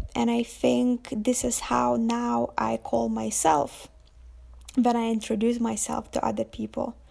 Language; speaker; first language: English; non-native, fluent; Lithuanian